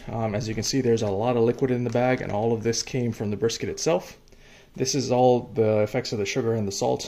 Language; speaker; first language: English; native; English